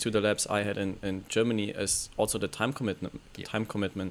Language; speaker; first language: English; non-native, fluent; German